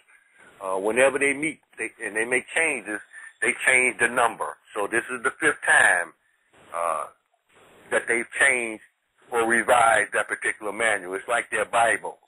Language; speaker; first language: English; native; English